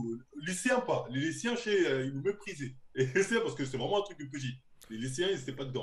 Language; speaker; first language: French; native; French